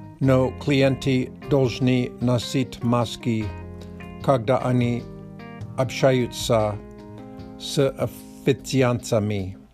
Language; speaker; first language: Russian; non-native, learner; English